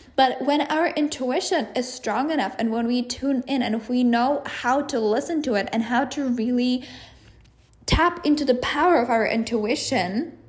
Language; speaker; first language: English; non-native, fluent; Czech